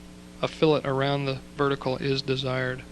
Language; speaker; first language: English; native; English